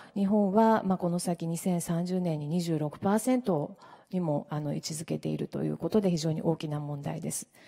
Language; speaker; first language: Japanese; native; Japanese